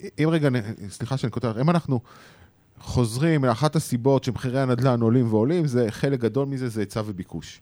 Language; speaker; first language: Hebrew; native; Hebrew